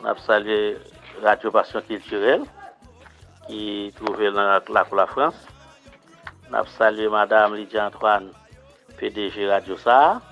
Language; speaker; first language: French; non-native, local second language; Haitian Creole